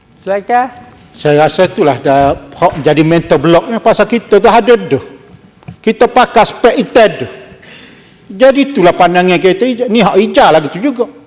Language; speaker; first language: Malay; native; Malay